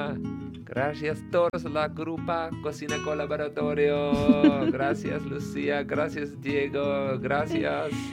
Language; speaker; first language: Spanish; non-native, learner; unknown